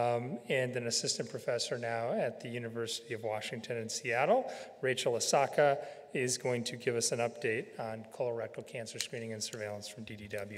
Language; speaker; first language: English; native; English